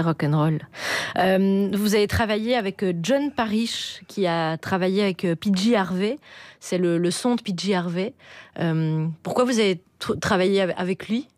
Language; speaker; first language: French; native; French